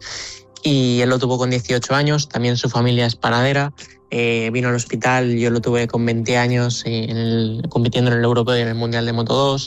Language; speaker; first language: Spanish; native; Spanish